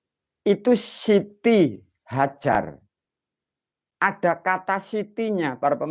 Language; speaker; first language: Indonesian; non-native, local second language; Javanese